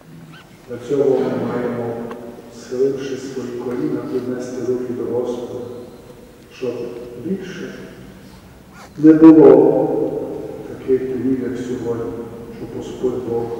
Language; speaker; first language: Ukrainian; native; Ukrainian